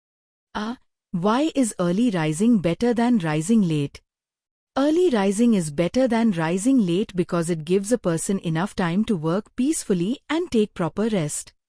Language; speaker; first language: English; non-native, fluent; Hindi